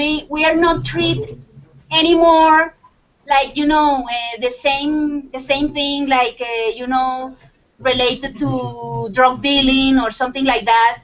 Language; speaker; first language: English; non-native, fluent; Spanish